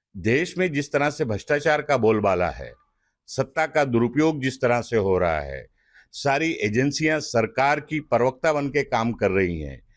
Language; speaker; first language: Hindi; non-native, local second language; Marathi